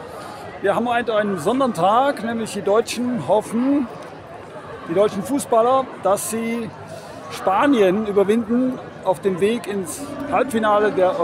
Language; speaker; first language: German; native; German